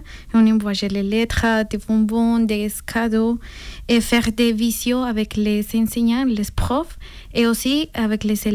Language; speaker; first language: French; non-native, learner; Spanish